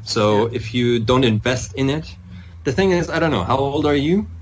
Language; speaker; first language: English; non-native, fluent; German